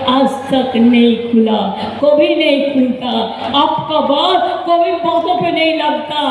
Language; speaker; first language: Hindi; non-native, local second language; Bangla